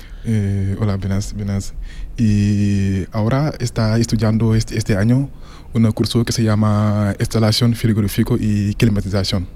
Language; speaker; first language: Spanish; non-native, learner; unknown